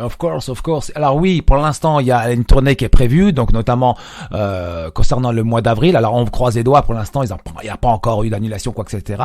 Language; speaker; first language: French; native; French